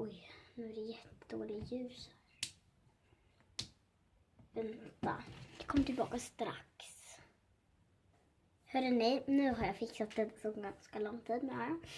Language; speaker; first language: Swedish; early bilingual, other home language; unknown